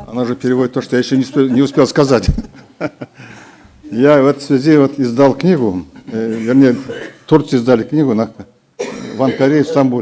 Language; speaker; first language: Russian; non-native, local second language; Kazakh